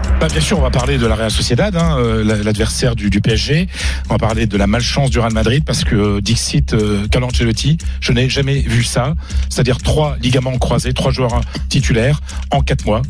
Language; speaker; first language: French; native; French